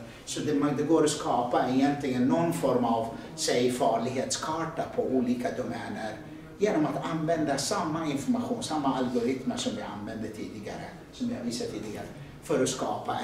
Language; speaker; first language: Swedish; non-native, fluent; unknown